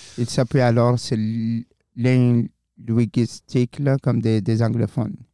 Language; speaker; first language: French; non-native, fluent; Arabic